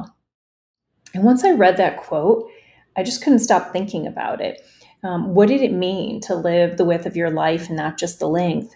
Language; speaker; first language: English; early bilingual, other home language; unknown